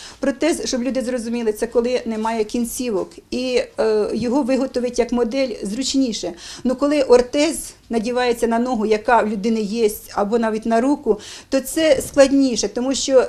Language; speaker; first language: Ukrainian; native; Ukrainian